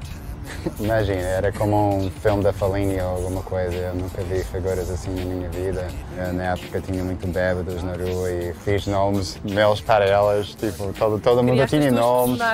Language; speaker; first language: Portuguese; non-native, fluent; English